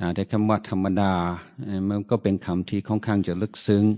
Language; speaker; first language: Thai; non-native, fluent; English